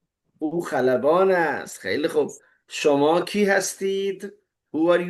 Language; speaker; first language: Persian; non-native, fluent; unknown